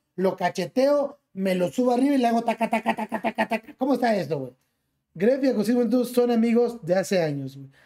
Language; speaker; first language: Spanish; native; Spanish